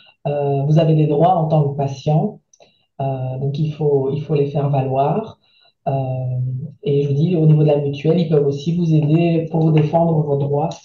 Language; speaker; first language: French; native; French